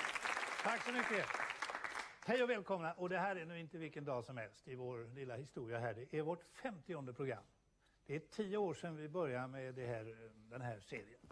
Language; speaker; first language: Swedish; native; Swedish